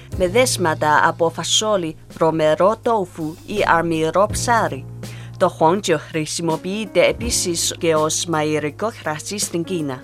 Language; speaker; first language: Greek; non-native, fluent; Chinese